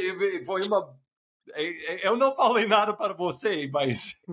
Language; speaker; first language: Portuguese; non-native, fluent; English